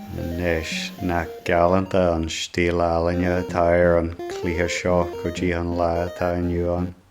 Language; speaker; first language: Irish; non-native, local second language; English